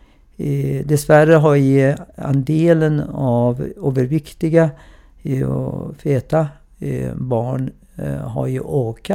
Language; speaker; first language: Swedish; non-native, fluent; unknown